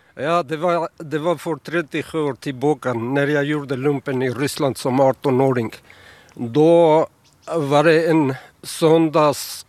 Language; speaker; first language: Swedish; non-native, fluent; Armenian